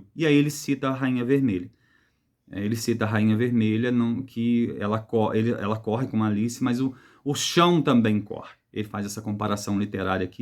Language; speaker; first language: Portuguese; native; Portuguese